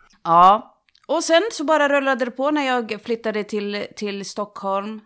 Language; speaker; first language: Swedish; native; Swedish